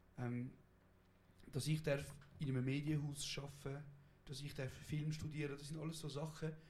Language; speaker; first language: German; early bilingual, other home language; Kurdish